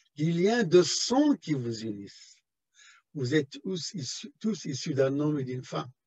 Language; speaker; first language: French; non-native, local second language; Arabic